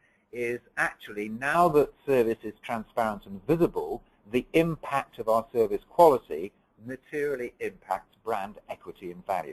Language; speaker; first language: English; native; English